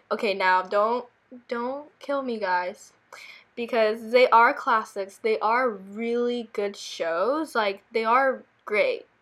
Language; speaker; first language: English; early bilingual, other home language; Korean